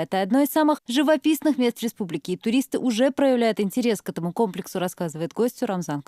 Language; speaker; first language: Russian; native; Russian